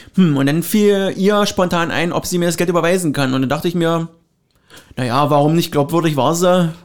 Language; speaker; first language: German; native; German